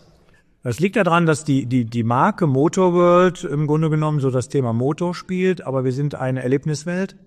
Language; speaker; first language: German; native; German